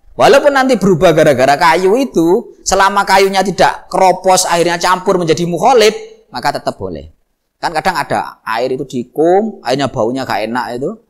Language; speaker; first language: Indonesian; non-native, local second language; Javanese